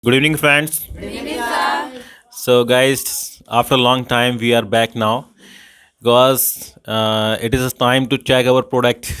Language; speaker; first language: English; non-native, local second language; Hindi